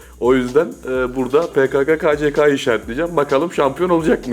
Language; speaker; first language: Turkish; native; Turkish